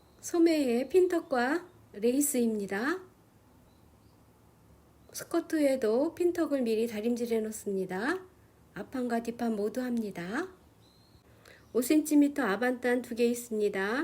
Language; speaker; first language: Korean; native; Korean